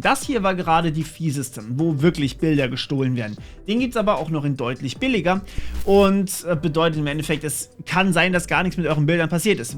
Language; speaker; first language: German; native; German